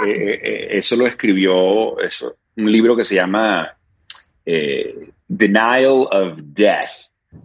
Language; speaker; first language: Spanish; native; Spanish